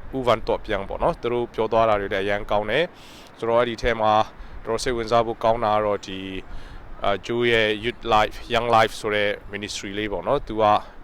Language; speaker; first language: Burmese; non-native, local second language; Hakha Chin